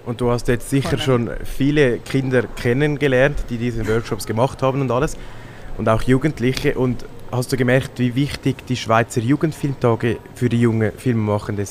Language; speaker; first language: German; native; German